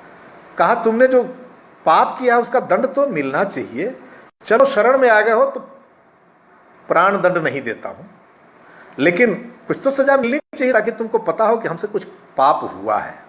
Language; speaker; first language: Hindi; native; Hindi